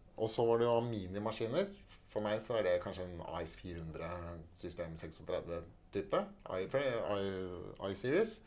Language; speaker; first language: Norwegian; native; Norwegian